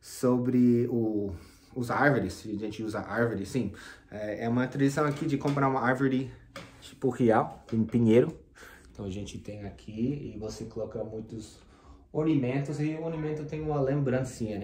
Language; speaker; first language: Portuguese; non-native, fluent; English